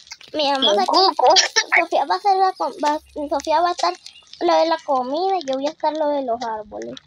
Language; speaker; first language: Spanish; native; Spanish